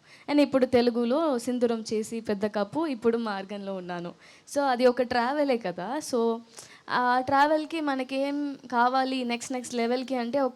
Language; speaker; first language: Telugu; non-native, learner; Tamil